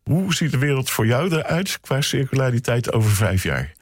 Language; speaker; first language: Dutch; native; Dutch